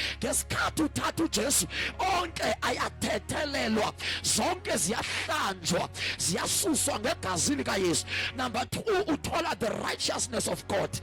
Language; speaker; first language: Zulu; non-native, local second language; Xhosa